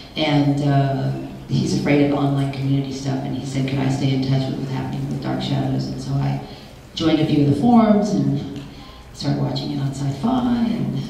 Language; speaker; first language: English; native; English